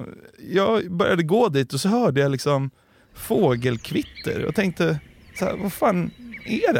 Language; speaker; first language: Swedish; native; Swedish